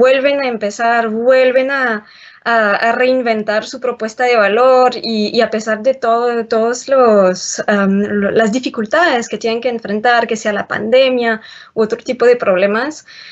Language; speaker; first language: Spanish; non-native, fluent; French